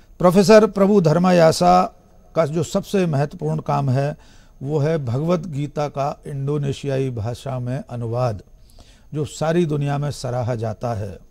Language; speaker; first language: Hindi; native; Hindi